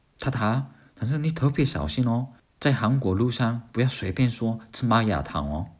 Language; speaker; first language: Chinese; non-native, fluent; Korean